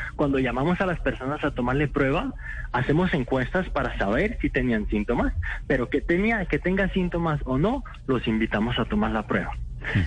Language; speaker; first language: Spanish; non-native, fluent; French